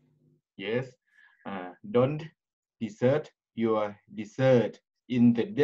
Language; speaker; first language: English; non-native, learner; Thai